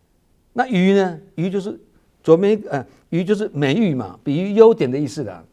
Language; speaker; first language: Chinese; native; Chinese